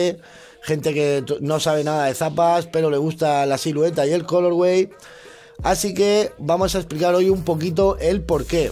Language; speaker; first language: Spanish; native; Spanish